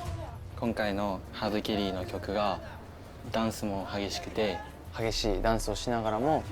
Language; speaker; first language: Japanese; native; Japanese